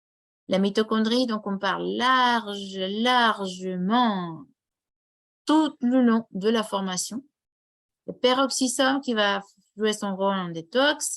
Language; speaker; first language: French; non-native, fluent; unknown